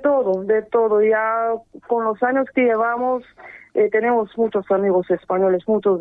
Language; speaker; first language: Spanish; non-native, fluent; Bulgarian